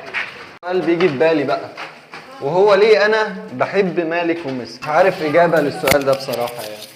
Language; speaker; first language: Arabic; native; Arabic